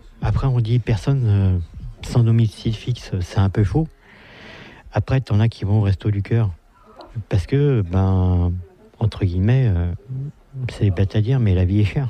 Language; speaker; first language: French; native; French